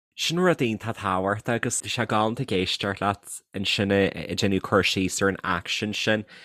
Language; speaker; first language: Irish; native; Irish